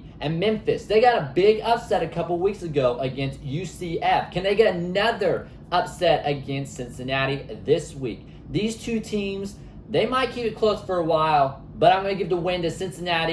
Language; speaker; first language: English; native; English